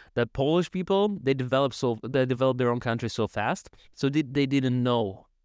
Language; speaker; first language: English; non-native, learner; Russian